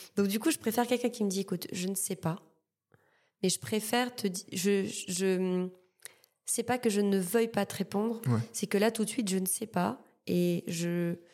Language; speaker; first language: French; native; French